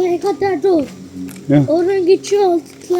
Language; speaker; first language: Turkish; early bilingual, heritage; Turkish